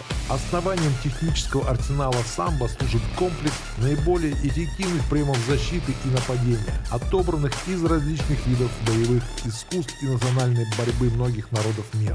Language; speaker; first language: Russian; native; Russian